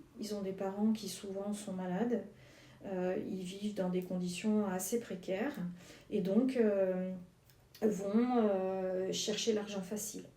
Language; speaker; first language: French; native; French